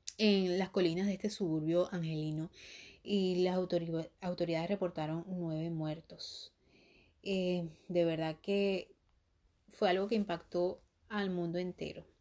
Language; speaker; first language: Spanish; native; Spanish